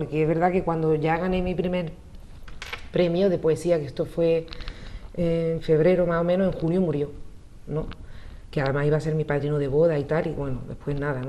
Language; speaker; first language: Spanish; native; Spanish